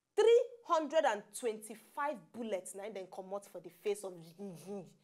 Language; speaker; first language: Nigerian Pidgin; native; Nigerian Pidgin